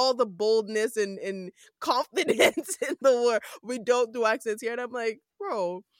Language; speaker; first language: English; non-native, local second language; Yoruba